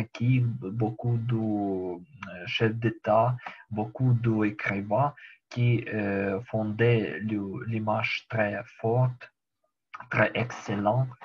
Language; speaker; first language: French; non-native, learner; Ukrainian